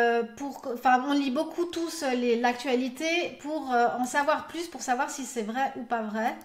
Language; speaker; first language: French; native; French